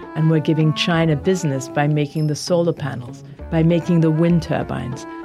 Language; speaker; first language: English; native; English